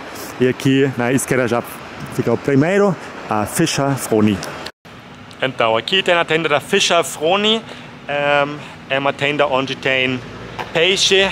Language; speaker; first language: Portuguese; non-native, fluent; German